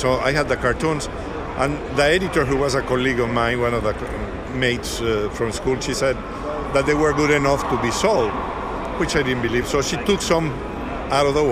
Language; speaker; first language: English; non-native, fluent; Spanish